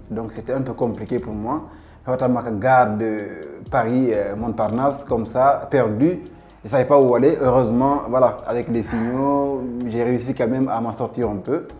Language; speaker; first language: French; non-native, local second language; Fula